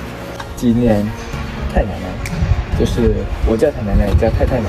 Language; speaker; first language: Chinese; native; Chinese